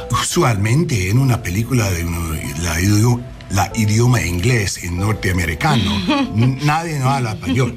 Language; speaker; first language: Spanish; non-native, learner; English